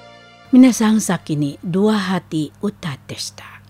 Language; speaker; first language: Japanese; non-native, learner; Indonesian